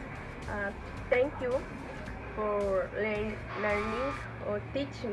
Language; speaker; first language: English; non-native, learner; Spanish